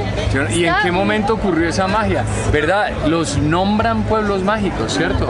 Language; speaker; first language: Spanish; native; Spanish